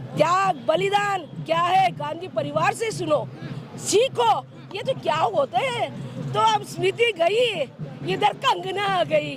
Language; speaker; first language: Hindi; non-native, local second language; Kannada